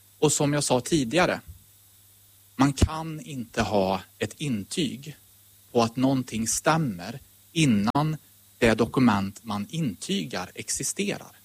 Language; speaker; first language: Swedish; native; Swedish